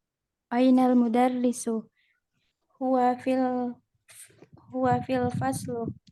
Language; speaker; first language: Arabic; non-native, learner; Indonesian